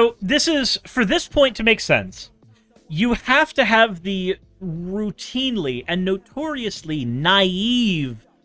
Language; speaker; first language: English; native; English